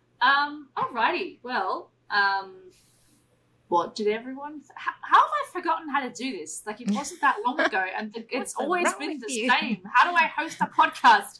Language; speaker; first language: English; native; English